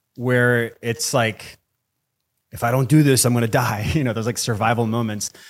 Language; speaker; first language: English; early bilingual, other home language; Portuguese